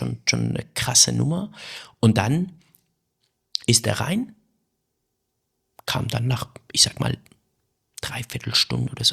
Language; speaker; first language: German; early bilingual, other home language; Persian